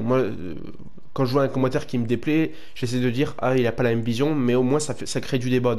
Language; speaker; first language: French; native; French